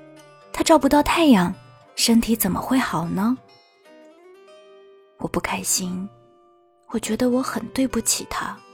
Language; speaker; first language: Chinese; native; Chinese